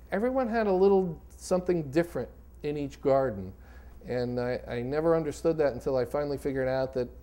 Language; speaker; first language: English; native; English